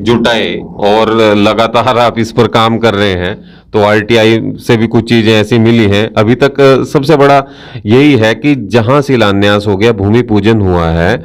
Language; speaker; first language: Hindi; native; Hindi